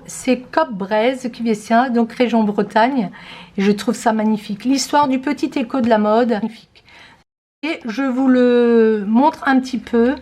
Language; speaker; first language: French; native; French